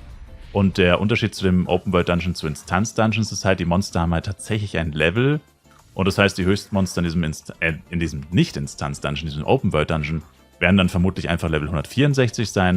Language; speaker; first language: German; native; German